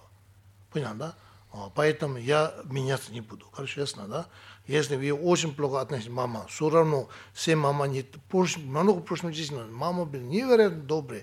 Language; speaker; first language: Russian; non-native, learner; Tibetan